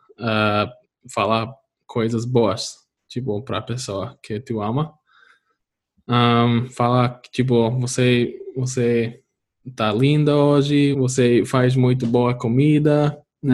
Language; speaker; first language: Portuguese; non-native, fluent; English